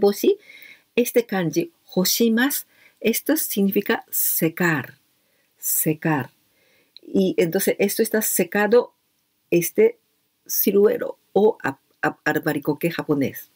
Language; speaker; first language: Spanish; non-native, fluent; Japanese